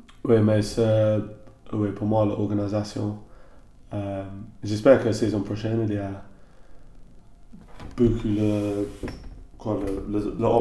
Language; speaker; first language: French; non-native, learner; English